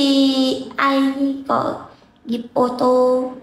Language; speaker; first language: Vietnamese; non-native, learner; Indonesian